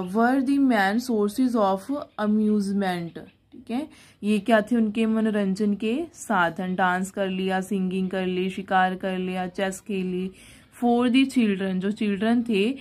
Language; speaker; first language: Hindi; non-native, local second language; Punjabi